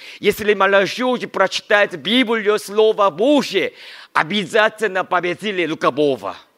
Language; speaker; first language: Russian; non-native, learner; Korean